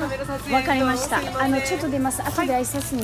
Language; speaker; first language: Japanese; non-native, fluent; French